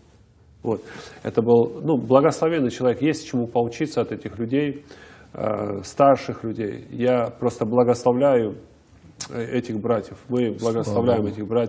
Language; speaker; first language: Russian; native; Russian